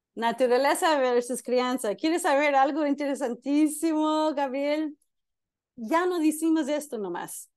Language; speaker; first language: Spanish; non-native, fluent; English